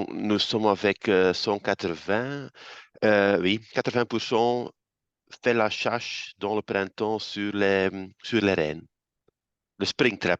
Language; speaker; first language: French; non-native, local second language; Dutch